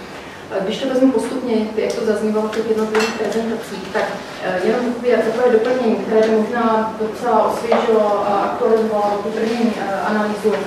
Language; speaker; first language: Czech; native; Czech